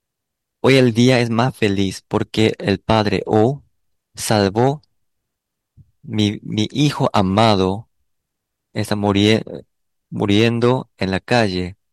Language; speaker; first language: Spanish; non-native, learner; Korean